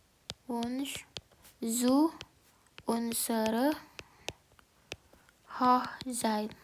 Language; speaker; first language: German; non-native, learner; Indonesian